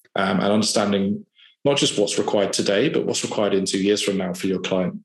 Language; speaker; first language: English; native; English